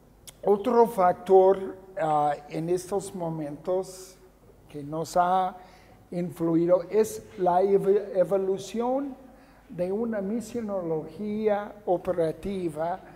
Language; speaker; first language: Spanish; non-native, fluent; English